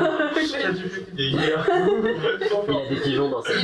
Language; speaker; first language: French; native; French